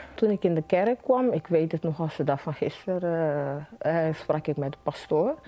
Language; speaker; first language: Dutch; native; Dutch